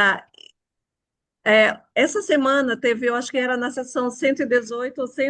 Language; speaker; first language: Portuguese; native; Portuguese